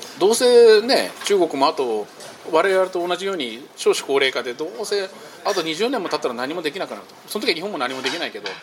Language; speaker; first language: Japanese; native; Japanese